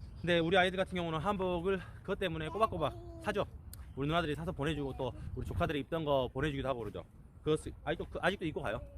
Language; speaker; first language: Korean; native; Korean